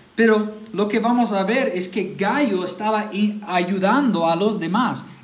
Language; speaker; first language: Spanish; non-native, fluent; English